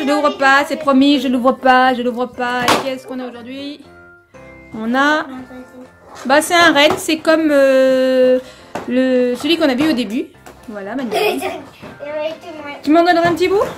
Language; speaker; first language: French; native; French